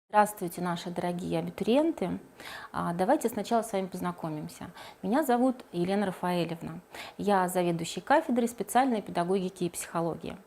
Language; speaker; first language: Russian; native; Russian